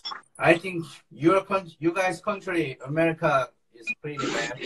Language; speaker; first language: English; non-native, learner; Korean